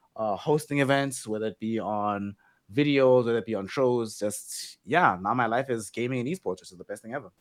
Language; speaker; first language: English; non-native, local second language; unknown